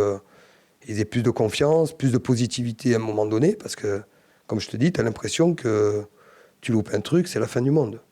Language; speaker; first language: French; native; French